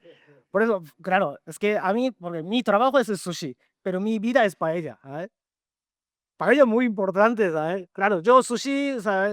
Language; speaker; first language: Spanish; non-native, learner; Japanese